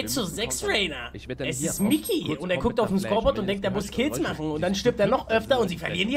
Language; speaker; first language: German; native; German